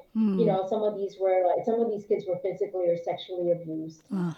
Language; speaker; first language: English; non-native, local second language; Filipino